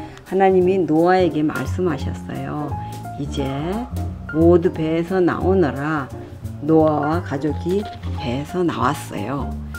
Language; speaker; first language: Korean; native; Korean